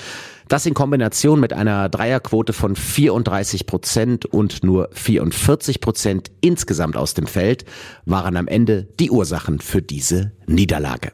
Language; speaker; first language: German; native; German